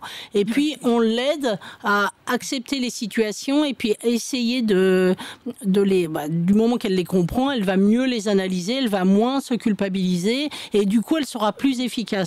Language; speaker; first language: French; native; French